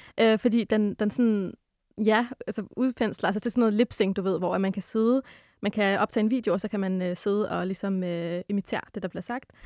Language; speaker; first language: Danish; early bilingual, other home language; Arabic